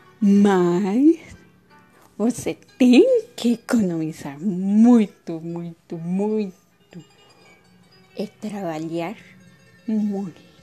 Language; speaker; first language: Portuguese; non-native, learner; Spanish